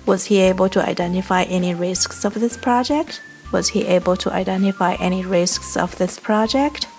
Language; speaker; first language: English; non-native, fluent; Chinese